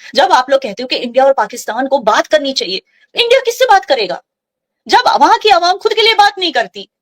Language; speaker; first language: Hindi; non-native, local second language; Kashmiri